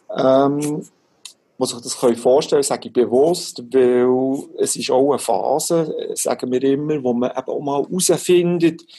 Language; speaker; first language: German; native; German